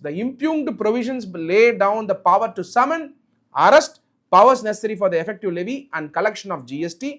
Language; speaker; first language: English; non-native, local second language; Tamil